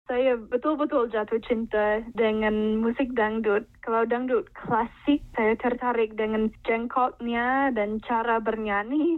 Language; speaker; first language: Indonesian; non-native, fluent; English